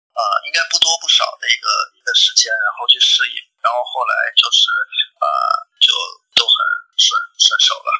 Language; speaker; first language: Chinese; native; Chinese